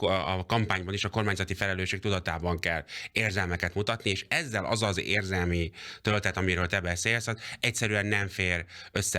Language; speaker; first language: Hungarian; native; Hungarian